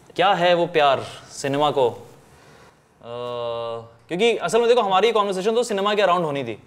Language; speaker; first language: Hindi; native; Hindi